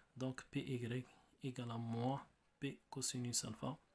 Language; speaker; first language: French; non-native, local second language; Arabic